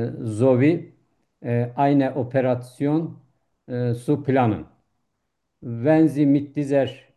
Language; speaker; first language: German; non-native, learner; Turkish